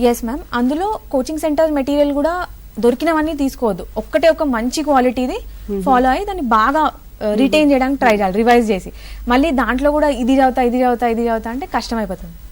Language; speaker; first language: Telugu; native; Telugu